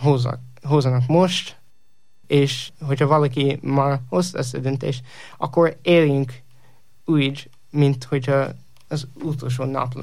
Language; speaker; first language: Hungarian; non-native, learner; English